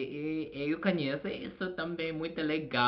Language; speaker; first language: Portuguese; non-native, learner; Azerbaijani